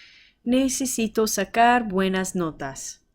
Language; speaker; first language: Spanish; non-native, fluent; English